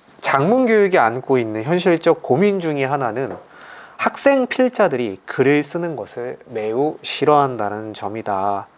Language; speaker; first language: Korean; native; Korean